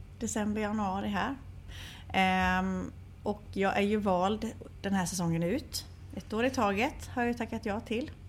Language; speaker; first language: Swedish; native; Swedish